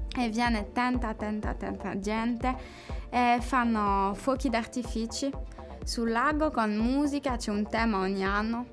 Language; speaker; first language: Italian; non-native, fluent; French